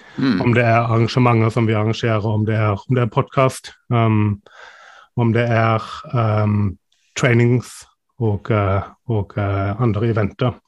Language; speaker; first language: Norwegian; non-native, fluent; German